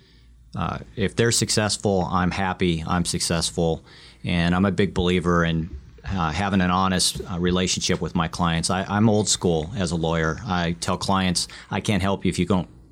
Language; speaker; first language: English; early bilingual, other home language; Vietnamese